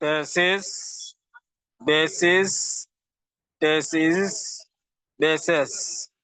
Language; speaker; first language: English; non-native, learner; Hindi